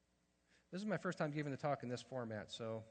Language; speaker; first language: English; native; English